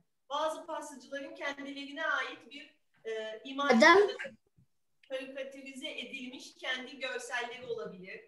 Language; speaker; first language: Turkish; native; Turkish